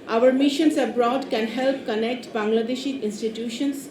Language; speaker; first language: English; non-native, local second language; Bangla